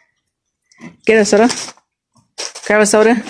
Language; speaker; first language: Spanish; early bilingual, heritage; English